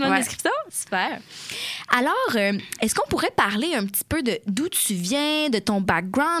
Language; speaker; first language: French; native; French